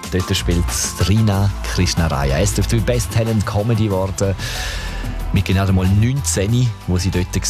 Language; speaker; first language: German; native; German